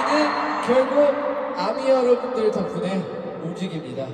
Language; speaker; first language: Korean; native; Korean